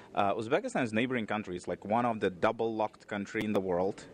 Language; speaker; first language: English; non-native, fluent; Uzbek